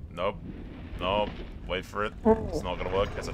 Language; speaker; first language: English; native; English